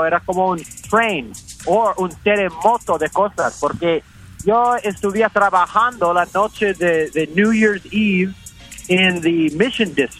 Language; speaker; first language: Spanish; early bilingual, heritage; English